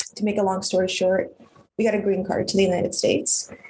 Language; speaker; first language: English; early bilingual, other home language; Russian